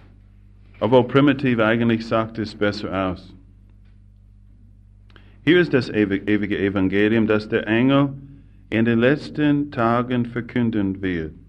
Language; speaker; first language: German; non-native, fluent; English